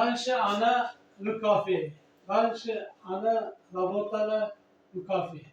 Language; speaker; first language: Russian; non-native, learner; Uzbek